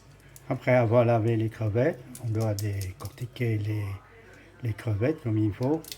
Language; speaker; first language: French; non-native, learner; Vietnamese